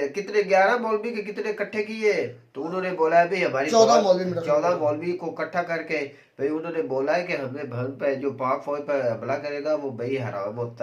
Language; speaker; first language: Urdu; non-native, local second language; Kashmiri